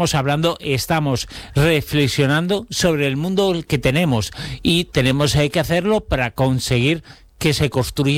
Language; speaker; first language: Spanish; native; Spanish